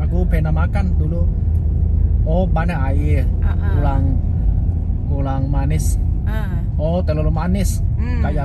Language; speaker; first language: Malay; non-native, learner; Chinese